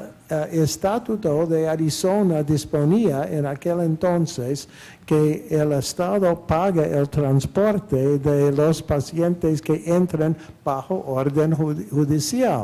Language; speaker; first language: Spanish; non-native, fluent; English